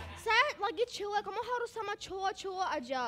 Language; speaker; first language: Indonesian; non-native, learner; German